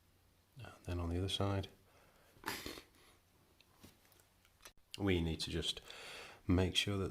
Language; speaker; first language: English; native; English